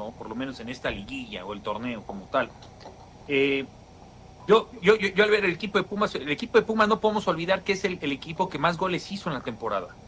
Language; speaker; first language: Spanish; native; Spanish